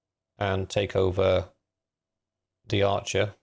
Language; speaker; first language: English; native; English